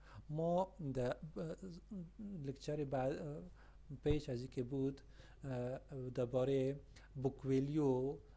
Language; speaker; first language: English; non-native, fluent; Pashto